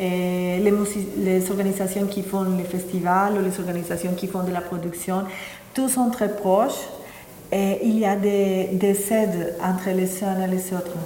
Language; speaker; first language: French; non-native, fluent; Spanish